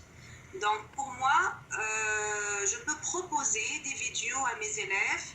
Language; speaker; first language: French; non-native, local second language; Arabic